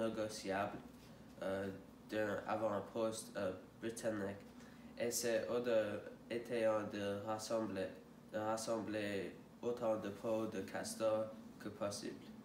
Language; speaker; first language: French; non-native, learner; English